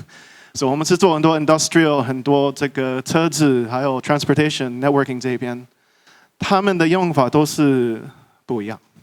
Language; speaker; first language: Chinese; early bilingual, heritage; English